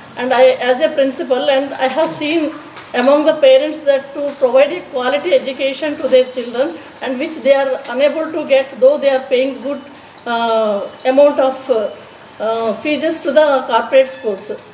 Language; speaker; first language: English; non-native, local second language; Telugu